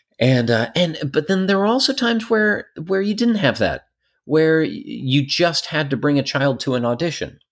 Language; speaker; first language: English; native; English